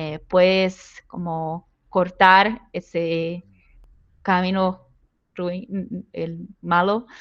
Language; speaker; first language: Spanish; non-native, fluent; Portuguese